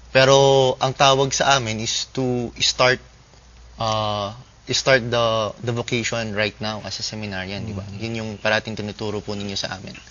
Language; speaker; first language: Filipino; native; Filipino